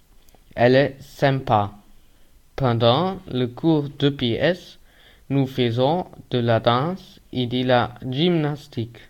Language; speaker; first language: French; non-native, learner; German